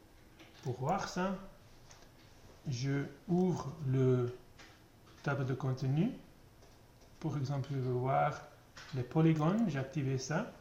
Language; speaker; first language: French; non-native, learner; German